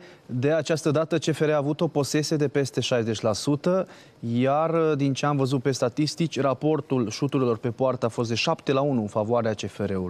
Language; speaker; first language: Romanian; native; Romanian